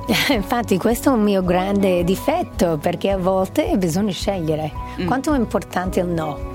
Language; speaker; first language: Italian; non-native, fluent; English